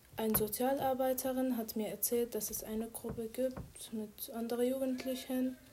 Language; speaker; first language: German; non-native, fluent; Arabic